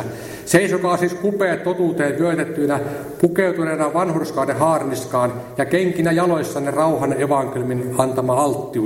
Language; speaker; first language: Finnish; native; Finnish